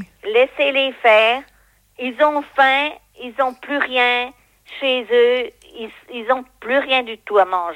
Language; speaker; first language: French; native; French